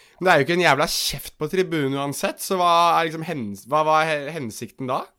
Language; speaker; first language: Norwegian; native; Norwegian